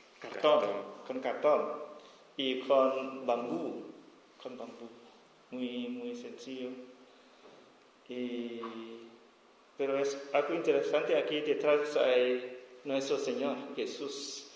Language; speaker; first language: Spanish; non-native, learner; S'gaw Karen